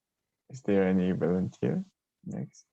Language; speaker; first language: English; non-native, learner; Korean